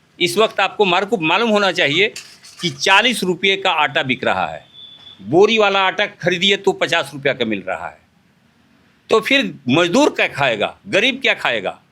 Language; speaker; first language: Hindi; native; Hindi